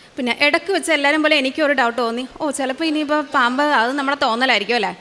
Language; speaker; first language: Malayalam; native; Malayalam